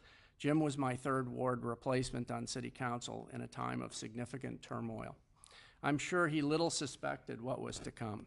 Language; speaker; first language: English; native; English